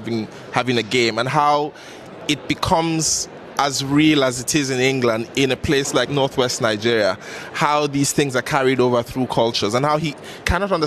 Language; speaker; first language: English; non-native, local second language; Hausa